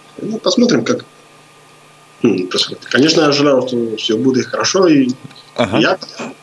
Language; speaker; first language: Russian; non-native, learner; Spanish